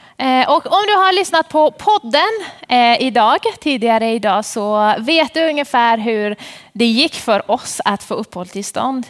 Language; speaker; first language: Swedish; non-native, fluent; Persian